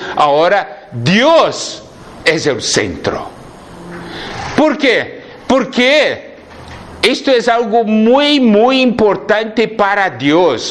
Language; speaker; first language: Spanish; non-native, fluent; Portuguese